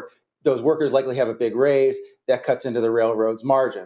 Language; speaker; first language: English; native; English